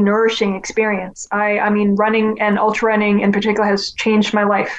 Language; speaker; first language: English; non-native, local second language; Cantonese